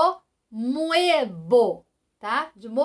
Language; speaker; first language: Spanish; non-native, fluent; Portuguese